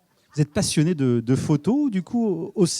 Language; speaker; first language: French; native; French